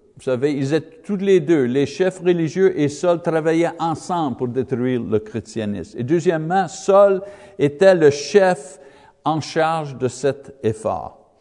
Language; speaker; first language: French; non-native, learner; English